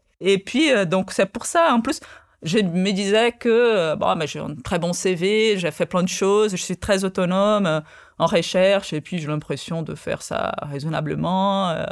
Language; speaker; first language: French; non-native, fluent; Portuguese